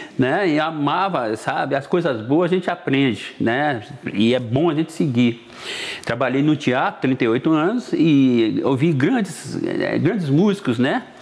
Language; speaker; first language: Portuguese; native; Portuguese